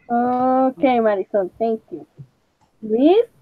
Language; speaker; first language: English; non-native, learner; Spanish